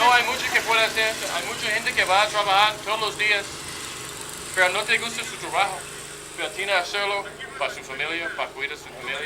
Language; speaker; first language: Spanish; non-native, fluent; English